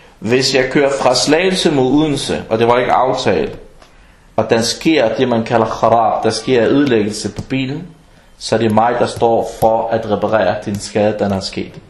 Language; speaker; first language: Danish; non-native, fluent; Arabic